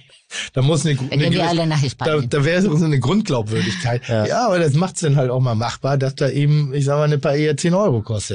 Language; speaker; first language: German; native; German